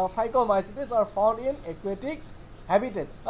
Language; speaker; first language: English; non-native, local second language; Assamese